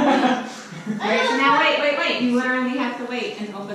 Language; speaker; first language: English; native; English